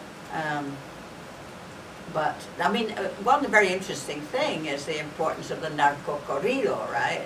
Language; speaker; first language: English; native; English